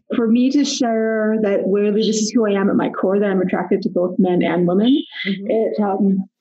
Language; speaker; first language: English; native; English